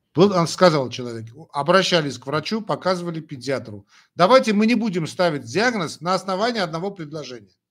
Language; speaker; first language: Russian; non-native, local second language; Armenian